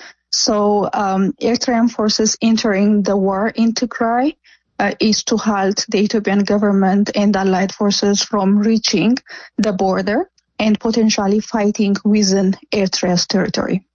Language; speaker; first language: English; non-native, fluent; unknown